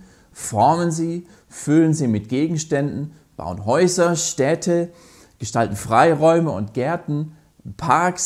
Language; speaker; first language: German; native; German